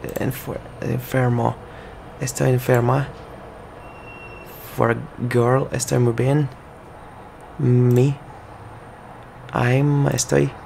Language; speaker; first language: Spanish; non-native, learner; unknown